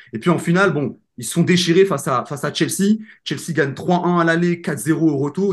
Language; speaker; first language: French; native; French